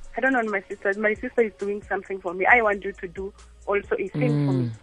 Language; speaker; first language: English; non-native, local second language; Northern Sotho